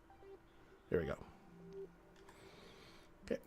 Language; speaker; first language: English; native; English